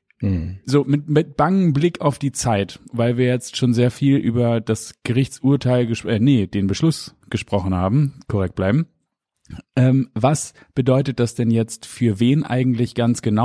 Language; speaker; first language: German; native; German